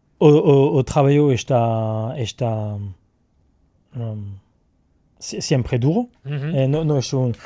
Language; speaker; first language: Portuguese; non-native, learner; French